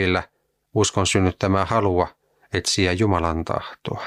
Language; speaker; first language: Finnish; native; Finnish